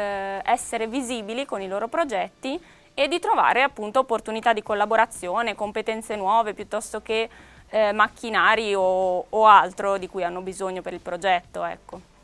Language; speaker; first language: Italian; native; Italian